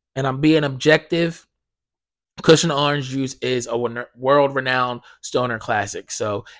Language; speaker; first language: English; native; English